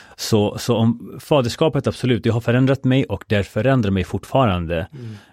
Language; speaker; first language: Swedish; early bilingual, other home language; Spanish